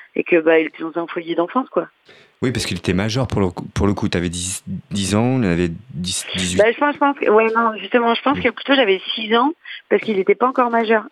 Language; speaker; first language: French; native; French